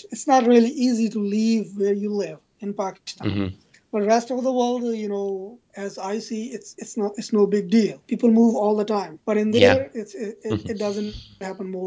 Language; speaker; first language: English; non-native, local second language; Punjabi